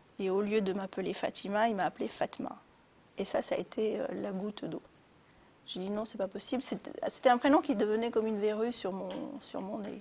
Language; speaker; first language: French; early bilingual, other home language; Arabic